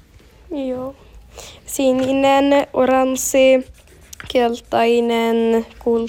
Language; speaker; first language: Finnish; non-native, learner; Swedish